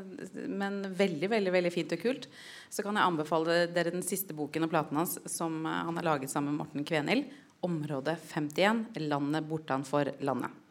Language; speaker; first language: Norwegian; native; Norwegian